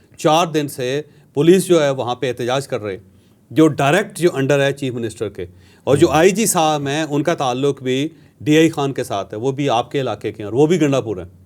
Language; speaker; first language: Urdu; non-native, local second language; Punjabi